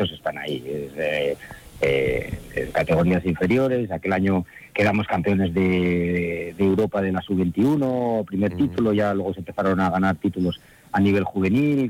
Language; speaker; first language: Spanish; native; Spanish